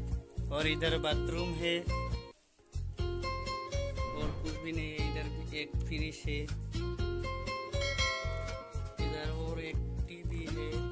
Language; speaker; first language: Hindi; non-native, local second language; Assamese